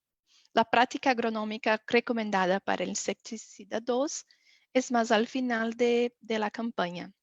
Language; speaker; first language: Spanish; non-native, fluent; Portuguese